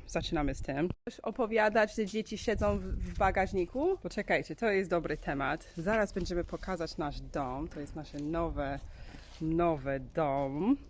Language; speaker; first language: Polish; non-native, learner; English